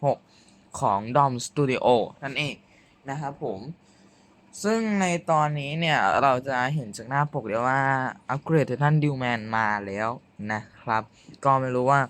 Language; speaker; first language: Thai; native; Thai